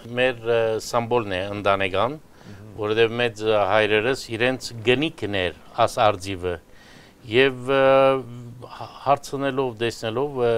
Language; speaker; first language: Armenian; early bilingual, heritage; Armenian